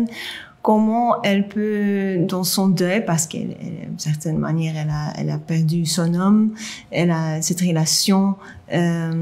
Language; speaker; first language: French; non-native, local second language; Dutch